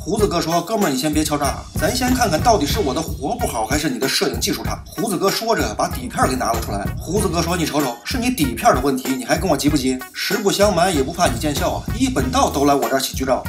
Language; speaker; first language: Chinese; native; Chinese